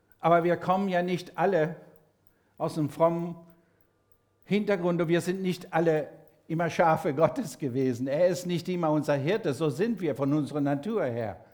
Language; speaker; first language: German; non-native, fluent; Spanish